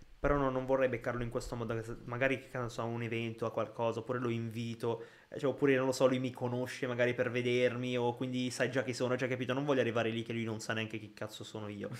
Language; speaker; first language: Italian; early bilingual, other home language; Arabic